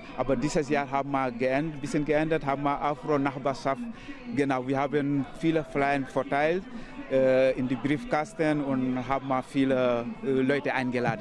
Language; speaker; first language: German; non-native, learner; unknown